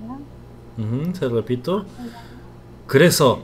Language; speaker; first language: Spanish; non-native, fluent; Korean